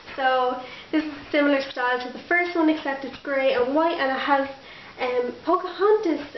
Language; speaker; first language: English; native; English